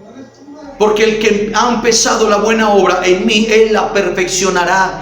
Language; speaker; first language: Spanish; native; Spanish